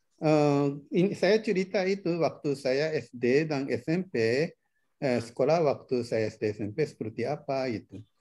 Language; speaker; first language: Indonesian; non-native, fluent; Japanese